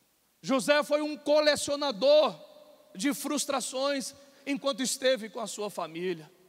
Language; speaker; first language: Portuguese; native; Portuguese